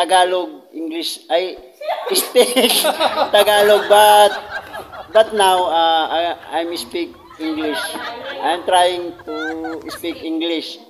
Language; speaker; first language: English; non-native, learner; Filipino